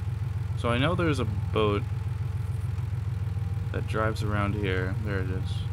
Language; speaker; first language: English; native; English